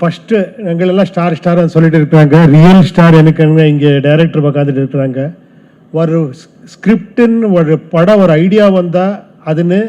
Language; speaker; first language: Tamil; non-native, learner; Kannada